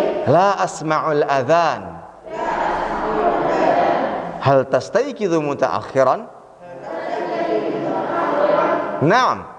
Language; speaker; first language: Arabic; non-native, fluent; Indonesian